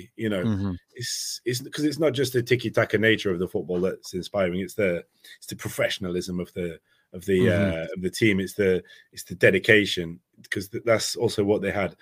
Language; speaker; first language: English; native; English